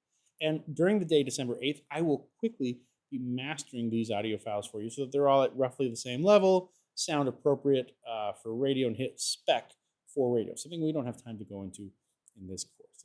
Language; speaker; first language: English; native; English